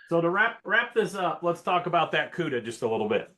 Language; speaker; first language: English; native; English